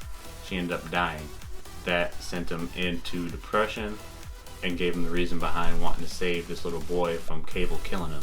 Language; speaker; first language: English; native; English